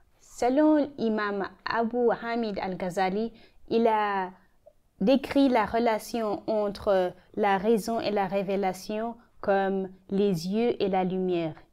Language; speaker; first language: French; non-native, fluent; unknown